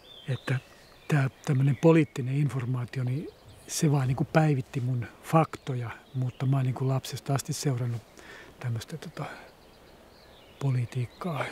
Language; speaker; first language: Finnish; native; Finnish